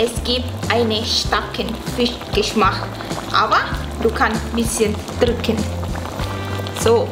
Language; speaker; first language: German; non-native, learner; Thai